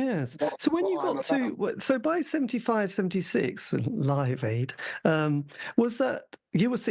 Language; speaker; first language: English; native; English